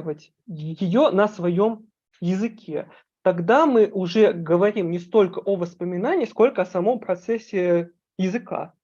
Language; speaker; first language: Russian; native; Russian